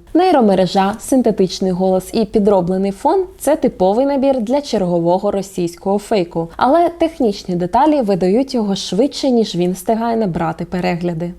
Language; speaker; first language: Ukrainian; native; Ukrainian